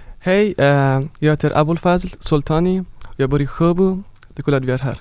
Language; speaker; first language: Swedish; non-native, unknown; Persian